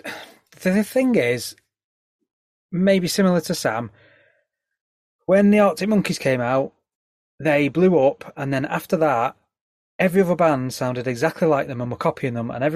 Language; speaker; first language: English; native; English